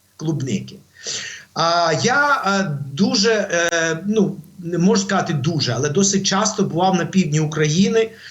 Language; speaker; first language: Ukrainian; non-native, local second language; Russian